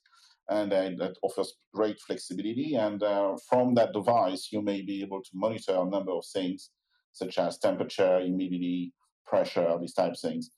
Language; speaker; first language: English; non-native, fluent; French